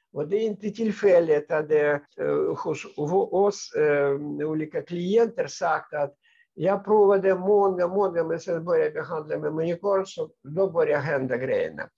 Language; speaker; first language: Swedish; non-native, fluent; Russian